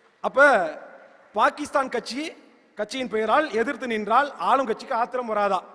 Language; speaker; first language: Tamil; native; Tamil